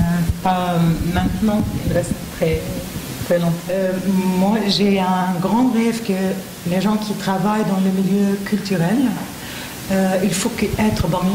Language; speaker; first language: French; non-native, learner; Arabic